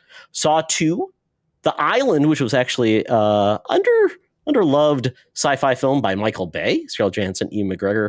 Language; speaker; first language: English; native; English